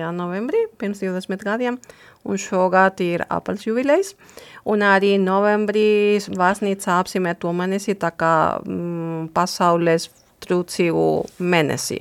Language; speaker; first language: Latvian; non-native, fluent; Spanish